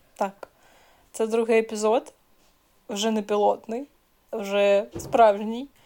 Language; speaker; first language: Ukrainian; non-native, local second language; Russian